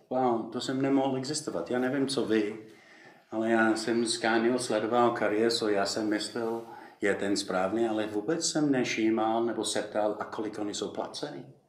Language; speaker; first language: Czech; non-native, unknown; English